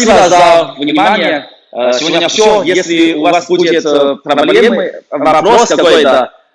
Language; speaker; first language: Russian; non-native, fluent; Chinese